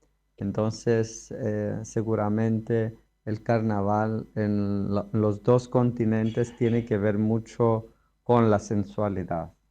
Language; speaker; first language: Spanish; non-native, fluent; Greek